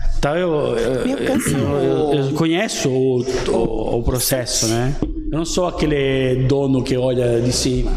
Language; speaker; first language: Portuguese; non-native, fluent; Italian